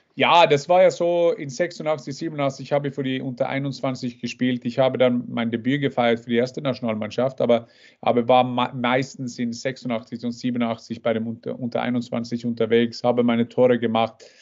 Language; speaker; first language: German; non-native, fluent; Norwegian